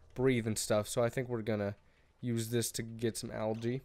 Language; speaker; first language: English; native; English